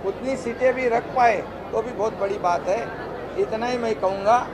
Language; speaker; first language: Hindi; non-native, local second language; Marathi